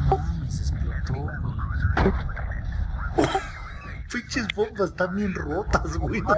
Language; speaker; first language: Spanish; native; Spanish